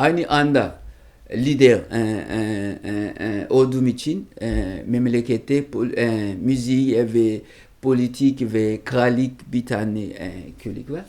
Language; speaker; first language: Turkish; non-native, learner; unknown